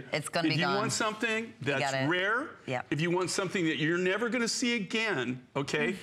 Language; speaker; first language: English; native; English